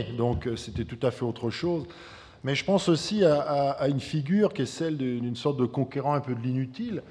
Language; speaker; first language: French; native; French